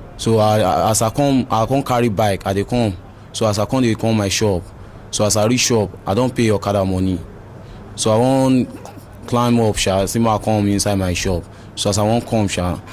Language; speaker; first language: Nigerian Pidgin; non-native, local second language; Yoruba